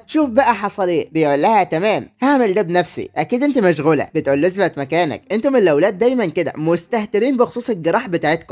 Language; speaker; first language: Arabic; native; Arabic